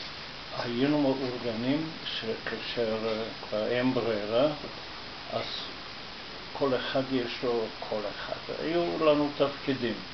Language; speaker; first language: Hebrew; non-native, fluent; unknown